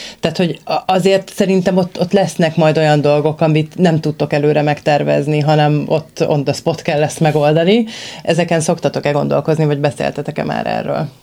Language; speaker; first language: Hungarian; native; Hungarian